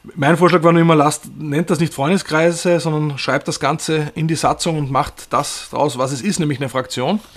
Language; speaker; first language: German; native; German